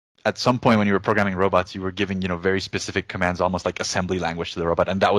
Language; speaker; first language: English; early bilingual, other home language; Spanish